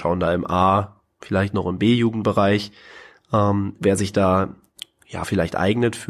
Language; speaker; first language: German; native; German